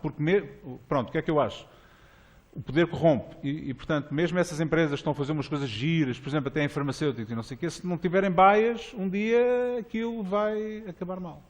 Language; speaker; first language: Portuguese; native; Portuguese